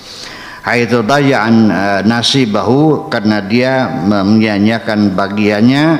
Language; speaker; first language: Indonesian; native; Indonesian